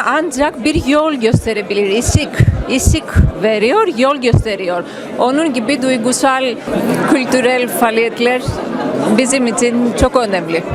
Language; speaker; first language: Turkish; non-native, fluent; Kyrgyz